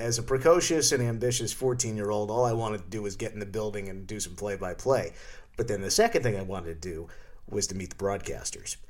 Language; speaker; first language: English; native; English